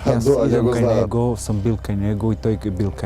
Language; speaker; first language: Macedonian; non-native, local second language; Albanian